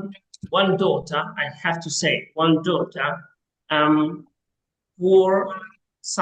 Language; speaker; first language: English; non-native, learner; Arabic